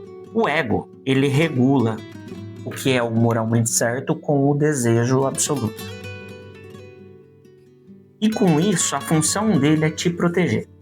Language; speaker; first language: Portuguese; native; Portuguese